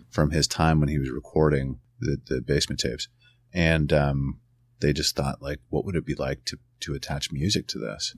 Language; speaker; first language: English; native; English